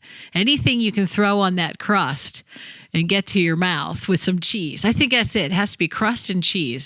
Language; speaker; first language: English; native; English